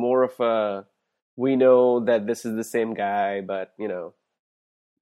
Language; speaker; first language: English; non-native, local second language; Hindi